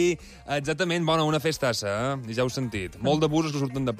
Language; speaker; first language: Catalan; native; Catalan